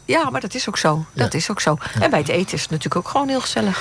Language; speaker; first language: Dutch; native; Dutch